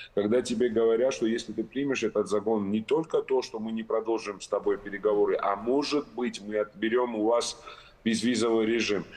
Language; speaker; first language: Russian; non-native, local second language; Georgian